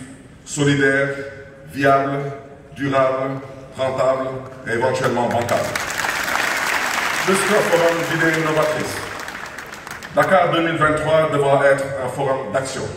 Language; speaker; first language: French; non-native, local second language; Wolof